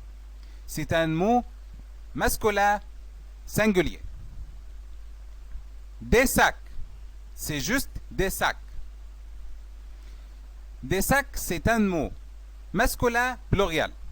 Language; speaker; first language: French; non-native, fluent; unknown